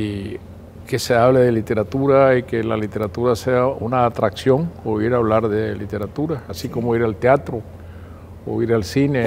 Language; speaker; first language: Spanish; native; Spanish